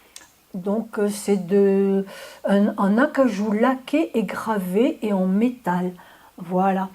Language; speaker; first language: French; native; French